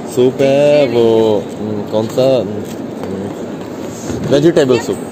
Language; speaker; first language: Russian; non-native, learner; Urdu